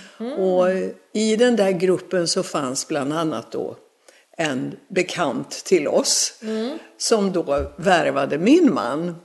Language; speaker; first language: Swedish; native; Swedish